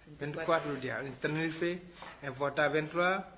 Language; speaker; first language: Spanish; non-native, learner; Wolof